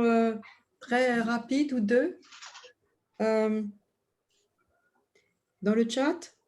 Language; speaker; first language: French; non-native, fluent; Spanish